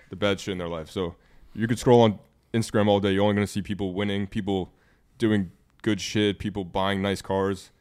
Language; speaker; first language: English; native; English